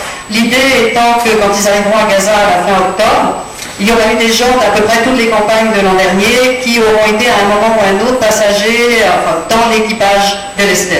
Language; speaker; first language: French; native; French